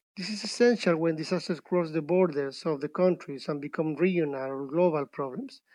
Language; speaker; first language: English; non-native, fluent; Spanish